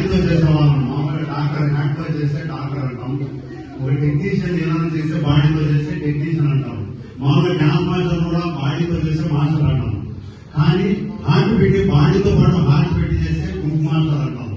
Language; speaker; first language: Telugu; native; Telugu